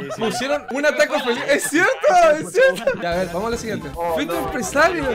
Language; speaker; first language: Spanish; native; Spanish